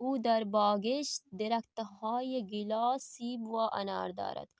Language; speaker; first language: Persian; non-native, fluent; Urdu